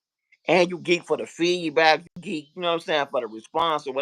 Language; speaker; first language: English; native; English